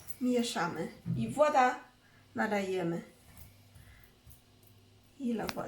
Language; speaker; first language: Polish; non-native, learner; Chinese